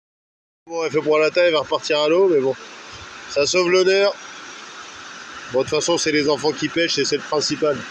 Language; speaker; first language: French; native; French